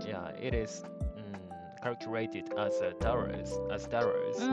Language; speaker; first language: English; non-native, learner; Japanese